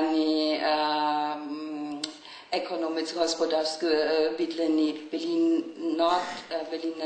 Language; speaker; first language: Czech; non-native, learner; German